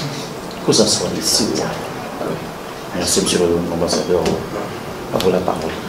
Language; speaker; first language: French; non-native, local second language; Arabic